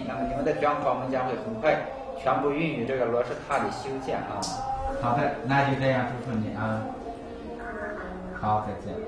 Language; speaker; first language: Chinese; native; Chinese